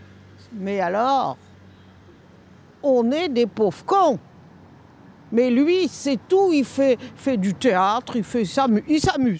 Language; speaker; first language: French; native; French